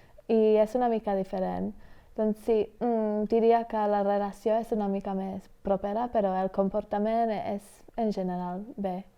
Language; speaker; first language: Catalan; non-native, fluent; English